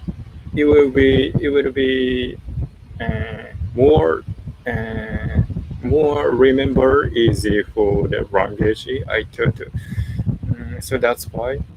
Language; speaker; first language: English; non-native, learner; Japanese